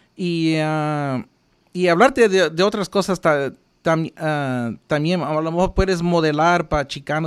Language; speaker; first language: Spanish; early bilingual, heritage; Spanish